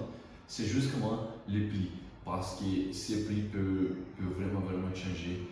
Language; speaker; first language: French; non-native, learner; Portuguese